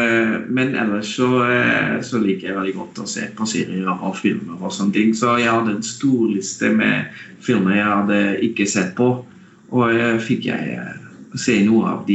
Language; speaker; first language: Norwegian; non-native, fluent; Dutch